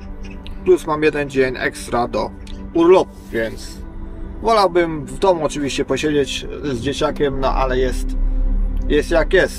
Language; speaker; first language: Polish; native; Polish